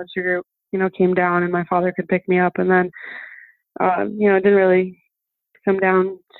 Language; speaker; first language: English; early bilingual, other home language; German